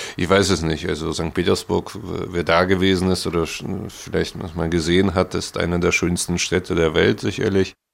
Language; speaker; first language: German; early bilingual, other home language; Russian